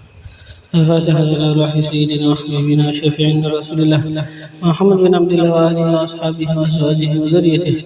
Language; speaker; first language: Arabic; non-native, fluent; Indonesian